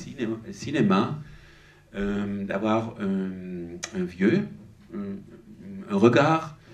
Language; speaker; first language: French; non-native, learner; German